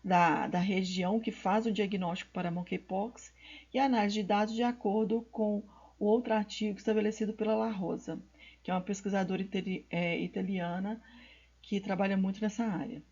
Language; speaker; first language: Portuguese; native; Portuguese